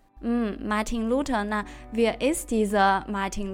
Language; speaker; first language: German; non-native, fluent; Chinese